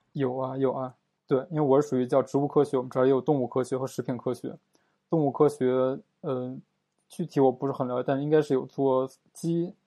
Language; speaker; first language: Chinese; native; Chinese